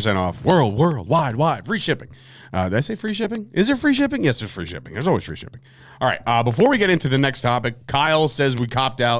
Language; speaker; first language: English; native; English